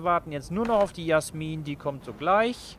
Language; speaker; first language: German; native; German